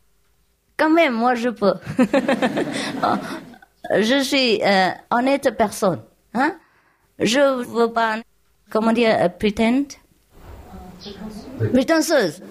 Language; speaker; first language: French; non-native, learner; Vietnamese